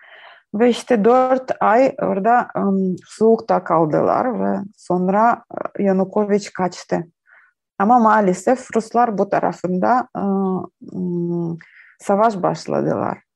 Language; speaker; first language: Turkish; non-native, learner; Ukrainian